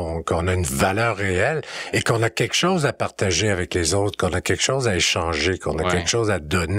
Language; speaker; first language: French; native; French